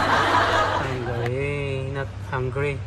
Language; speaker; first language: English; non-native, learner; Filipino